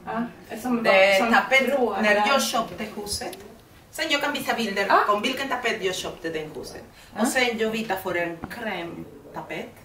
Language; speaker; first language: Swedish; non-native, learner; Spanish